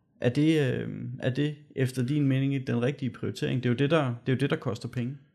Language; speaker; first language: Danish; native; Danish